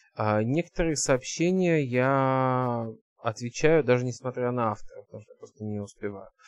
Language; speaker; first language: Russian; early bilingual, heritage; Russian